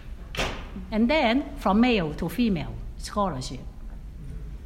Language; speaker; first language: English; non-native, local second language; Cantonese